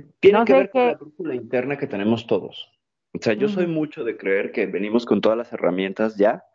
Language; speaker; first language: Spanish; native; Spanish